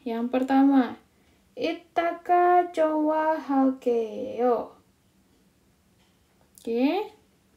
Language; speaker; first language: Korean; non-native, fluent; Indonesian